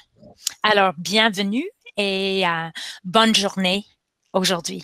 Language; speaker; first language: French; non-native, local second language; English